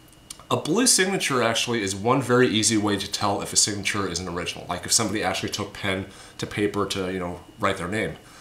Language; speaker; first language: English; native; English